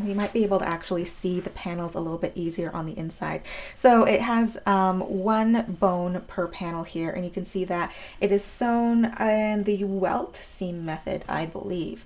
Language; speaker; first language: English; native; English